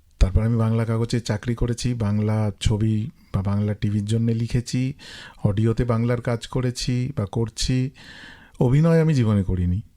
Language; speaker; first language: Bangla; native; Bangla